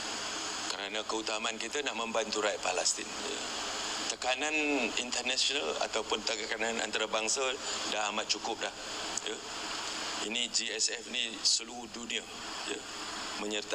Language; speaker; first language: Malay; native; Malay